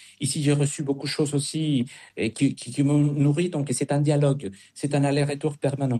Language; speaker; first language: French; non-native, fluent; Spanish